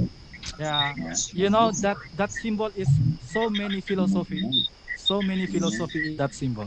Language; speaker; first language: English; non-native, learner; Indonesian